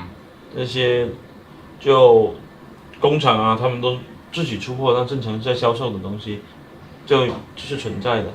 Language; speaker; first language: Chinese; native; Chinese